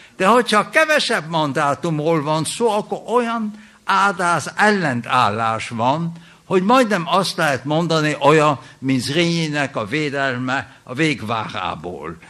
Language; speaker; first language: Hungarian; early bilingual, heritage; German